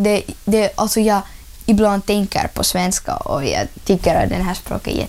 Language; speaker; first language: Swedish; non-native, learner; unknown